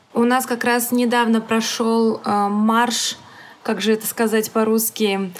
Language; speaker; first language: Russian; native; Russian